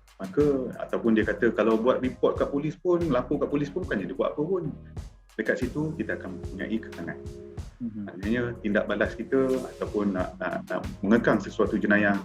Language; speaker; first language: Malay; native; Malay